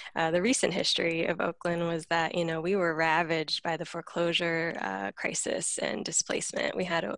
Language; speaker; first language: English; native; English